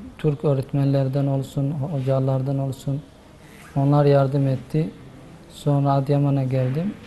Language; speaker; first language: Turkish; non-native, fluent; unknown